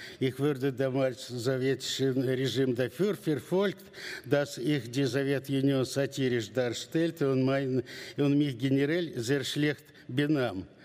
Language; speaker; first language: German; non-native, learner; Russian